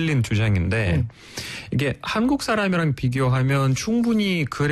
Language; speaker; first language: Korean; non-native, fluent; Russian